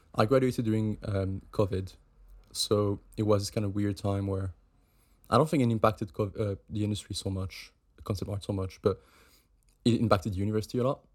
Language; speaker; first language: English; non-native, fluent; German